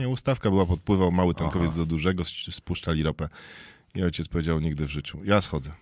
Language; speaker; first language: Polish; native; Polish